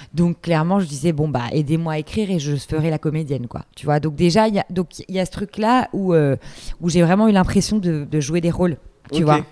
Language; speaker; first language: French; native; French